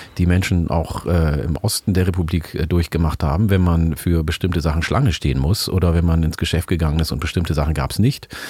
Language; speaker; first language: German; early bilingual, other home language; Oromo